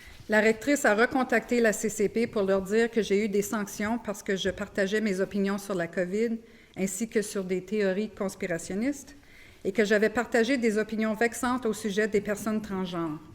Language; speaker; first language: French; native; French